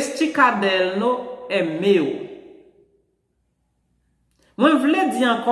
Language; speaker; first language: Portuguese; non-native, fluent; Haitian Creole